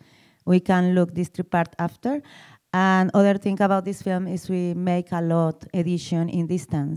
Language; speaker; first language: English; non-native, learner; Spanish